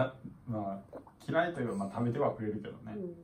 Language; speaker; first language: Japanese; native; Japanese